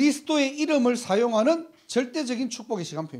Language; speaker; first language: Korean; native; Korean